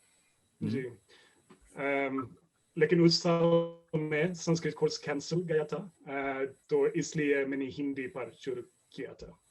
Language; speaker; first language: Hindi; non-native, learner; Swedish